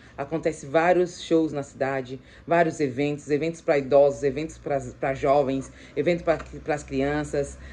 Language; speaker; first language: Portuguese; native; Portuguese